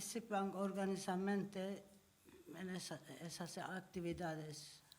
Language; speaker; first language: Spanish; non-native, learner; Turkish